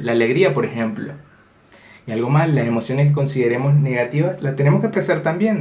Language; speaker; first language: Spanish; native; Spanish